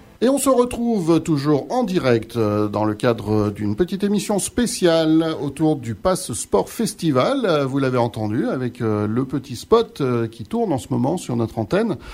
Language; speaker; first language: French; native; French